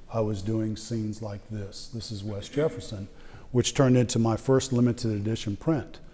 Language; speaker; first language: English; native; English